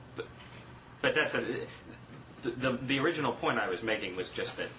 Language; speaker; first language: English; native; English